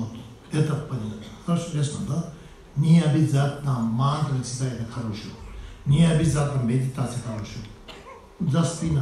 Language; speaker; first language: Russian; non-native, learner; Tibetan